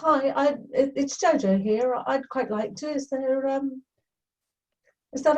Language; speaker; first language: English; native; English